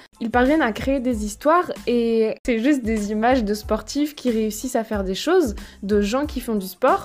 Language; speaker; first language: French; native; French